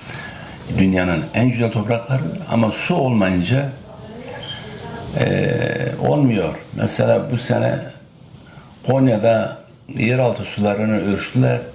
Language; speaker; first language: Turkish; non-native, local second language; Kurdish